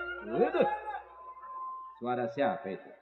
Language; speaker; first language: Malay; native; Malay